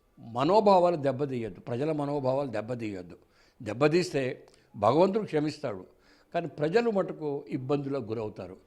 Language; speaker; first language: Telugu; native; Telugu